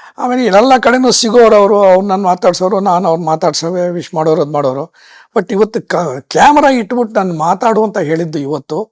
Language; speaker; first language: Kannada; native; Kannada